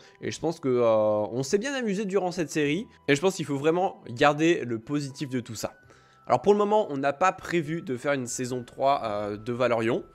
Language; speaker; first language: French; native; French